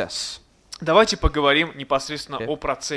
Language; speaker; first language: Russian; native; Russian